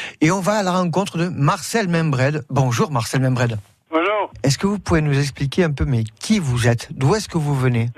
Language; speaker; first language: French; native; French